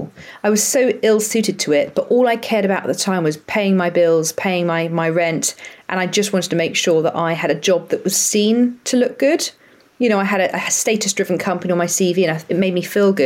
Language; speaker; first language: English; native; English